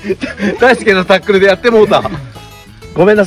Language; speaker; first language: Japanese; native; Japanese